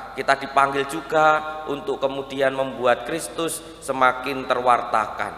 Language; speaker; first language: Indonesian; non-native, local second language; Javanese